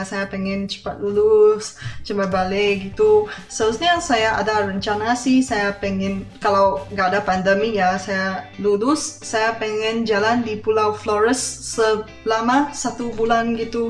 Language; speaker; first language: Indonesian; non-native, fluent; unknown